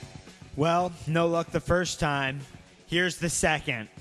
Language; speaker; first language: English; native; English